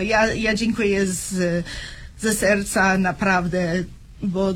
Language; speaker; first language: Polish; early bilingual, heritage; Polish